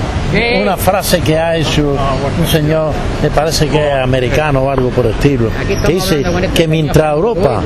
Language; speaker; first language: Spanish; native; Spanish